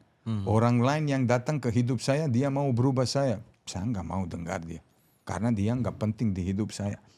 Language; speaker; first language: Indonesian; non-native, fluent; Serbian